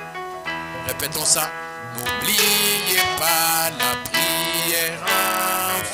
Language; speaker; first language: French; non-native, local second language; Swahili